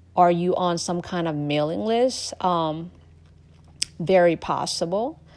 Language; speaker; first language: English; non-native, fluent; Lao